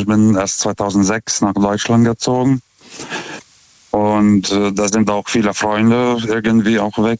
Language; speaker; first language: German; native; German